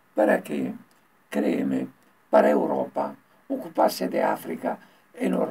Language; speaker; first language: Spanish; non-native, learner; Italian